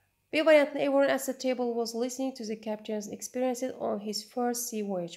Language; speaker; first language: English; non-native, fluent; Azerbaijani